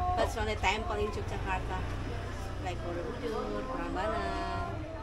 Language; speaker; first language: English; non-native, learner; Indonesian